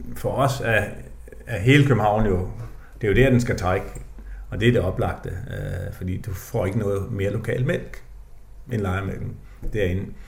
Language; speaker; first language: Danish; native; Danish